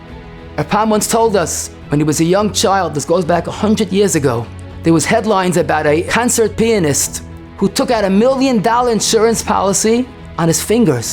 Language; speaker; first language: English; native; English